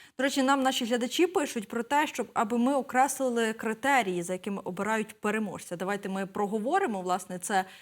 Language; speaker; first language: Ukrainian; native; Ukrainian